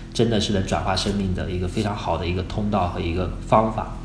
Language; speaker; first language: Chinese; native; Chinese